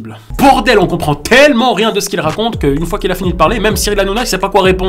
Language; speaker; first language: French; native; French